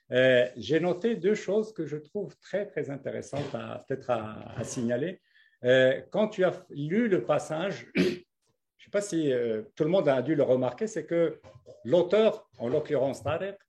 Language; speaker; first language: French; non-native, local second language; Arabic